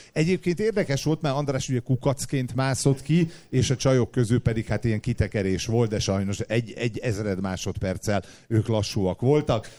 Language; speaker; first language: Hungarian; native; Hungarian